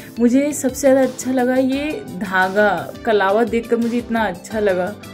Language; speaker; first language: Hindi; native; Hindi